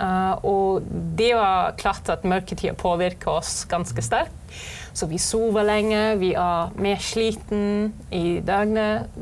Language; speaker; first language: Norwegian; non-native, fluent; German